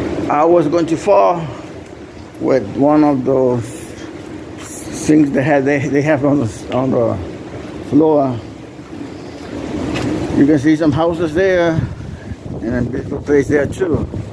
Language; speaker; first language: English; non-native, fluent; Spanish